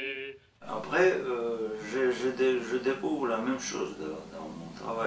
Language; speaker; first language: French; non-native, fluent; Georgian